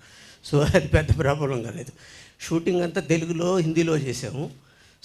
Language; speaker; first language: Telugu; native; Telugu